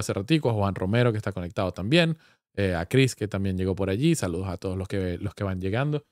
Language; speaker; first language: Spanish; native; Spanish